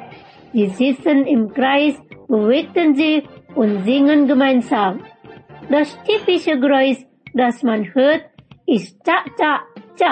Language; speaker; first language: German; non-native, fluent; Indonesian